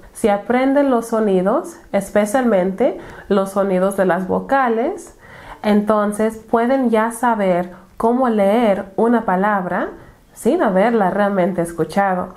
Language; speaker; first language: Spanish; non-native, fluent; English